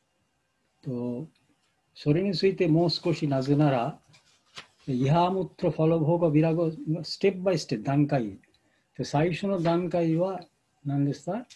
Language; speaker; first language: Japanese; non-native, fluent; Bangla